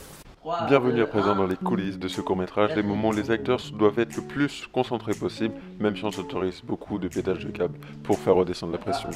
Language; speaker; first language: French; native; French